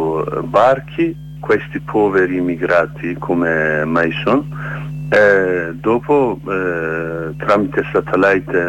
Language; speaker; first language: Italian; non-native, learner; Kurdish